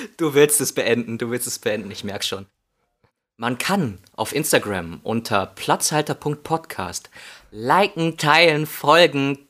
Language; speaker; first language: German; native; German